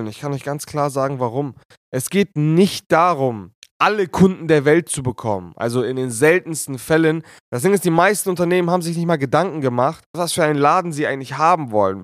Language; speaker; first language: German; native; German